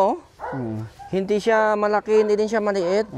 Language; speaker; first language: Filipino; non-native, learner; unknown